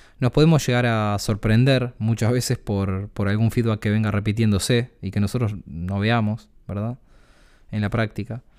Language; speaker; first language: Spanish; native; Spanish